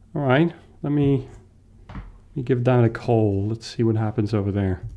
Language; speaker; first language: English; non-native, fluent; Dutch